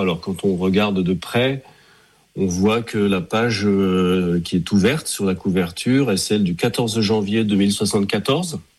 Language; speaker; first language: French; native; French